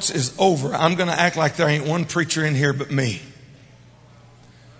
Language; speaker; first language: English; native; English